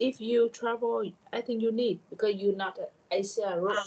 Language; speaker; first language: English; non-native, learner; Thai